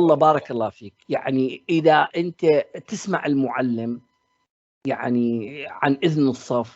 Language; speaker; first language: Arabic; native; Arabic